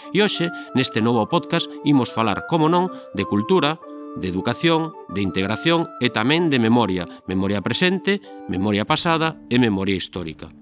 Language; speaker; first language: Galician; native; Galician